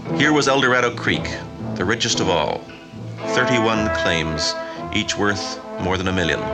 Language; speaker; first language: English; native; English